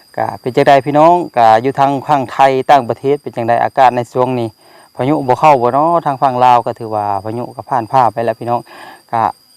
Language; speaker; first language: Thai; native; Thai